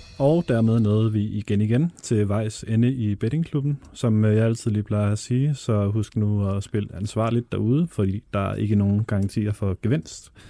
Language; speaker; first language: Danish; native; Danish